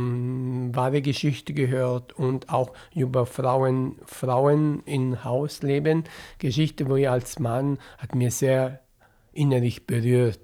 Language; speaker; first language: German; non-native, fluent; Italian